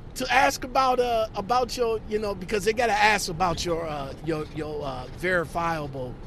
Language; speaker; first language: English; native; English